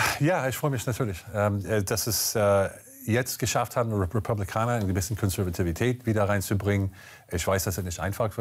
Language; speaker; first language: German; non-native, fluent; English